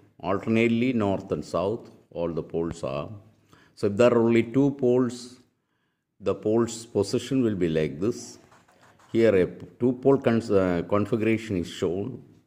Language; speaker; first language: English; non-native, local second language; Malayalam